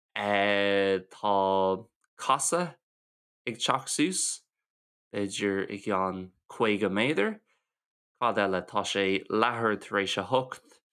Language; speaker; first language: Irish; non-native, local second language; English